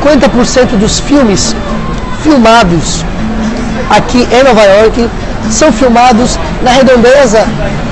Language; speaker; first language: Portuguese; non-native, fluent; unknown